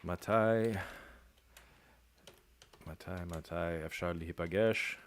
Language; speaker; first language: Hebrew; non-native, learner; English